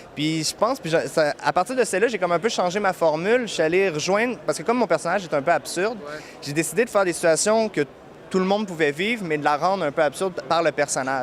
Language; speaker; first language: French; native; French